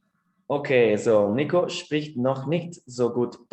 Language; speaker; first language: German; non-native, fluent; Spanish